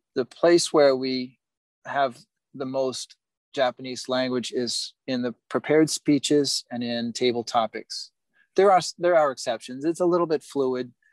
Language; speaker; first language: English; native; English